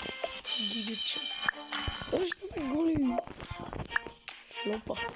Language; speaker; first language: Bulgarian; native; Bulgarian